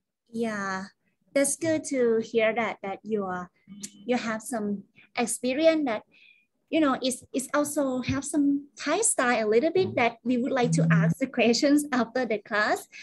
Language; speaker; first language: English; non-native, fluent; Thai